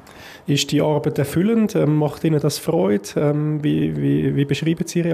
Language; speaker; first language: German; native; German